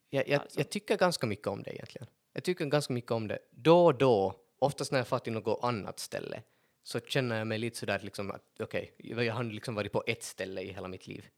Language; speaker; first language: Swedish; native; Swedish